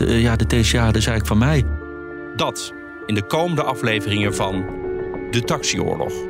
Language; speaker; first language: Dutch; native; Dutch